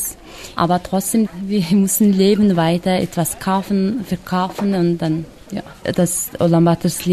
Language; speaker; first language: German; non-native, fluent; Mongolian